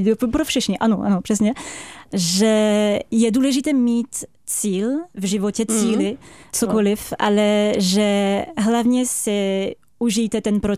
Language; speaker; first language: Czech; non-native, fluent; French